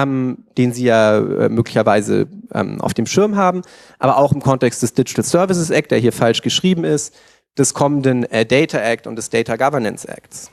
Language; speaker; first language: German; native; German